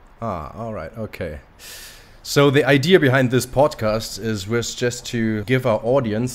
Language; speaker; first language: English; non-native, fluent; German